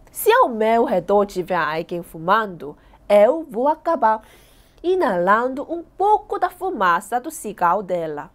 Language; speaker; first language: Portuguese; non-native, fluent; Korean